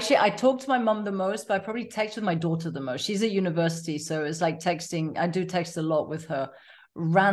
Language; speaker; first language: English; native; English